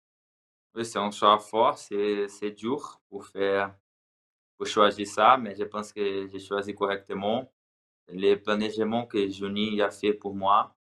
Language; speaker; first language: French; non-native, learner; Portuguese